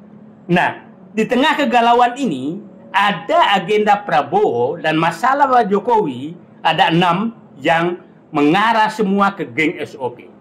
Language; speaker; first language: Indonesian; native; Indonesian